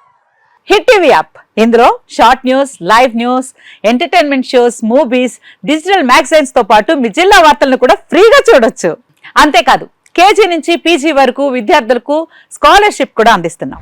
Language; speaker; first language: Telugu; native; Telugu